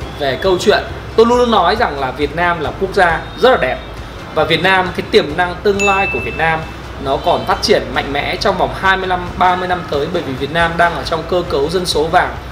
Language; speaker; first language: Vietnamese; native; Vietnamese